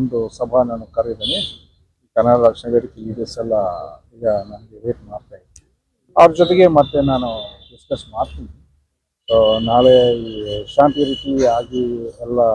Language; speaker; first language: Kannada; non-native, learner; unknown